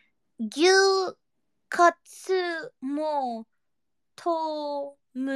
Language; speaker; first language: Japanese; non-native, learner; Indonesian